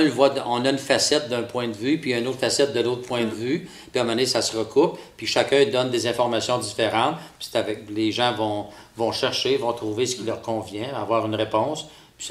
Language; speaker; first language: French; native; French